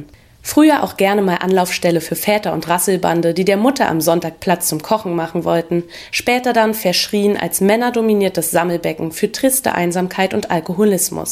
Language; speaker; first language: German; native; German